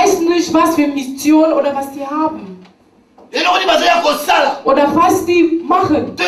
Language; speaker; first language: German; non-native, learner; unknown